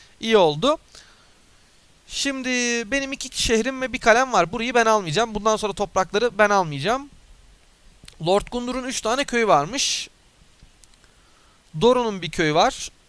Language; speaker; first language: Turkish; native; Turkish